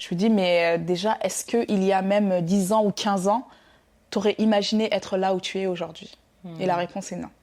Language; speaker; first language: French; early bilingual, other home language; Wolof